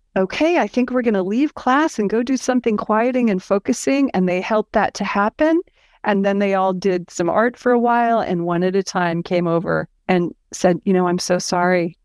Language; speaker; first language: English; native; English